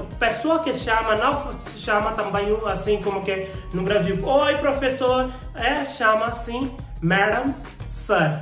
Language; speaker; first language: Portuguese; non-native, learner; Hindi